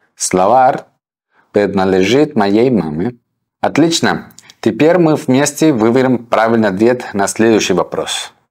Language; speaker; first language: Russian; non-native, fluent; Spanish